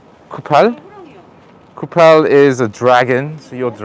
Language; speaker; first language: English; native; English